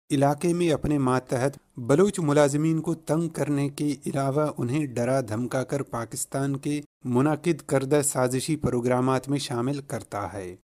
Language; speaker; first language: Urdu; non-native, local second language; Baluchi